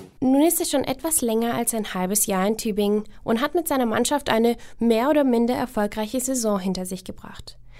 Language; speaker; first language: German; native; German